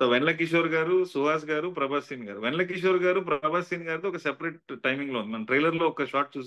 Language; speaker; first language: Telugu; native; Telugu